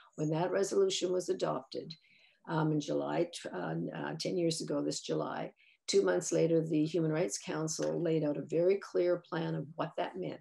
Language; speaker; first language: English; native; English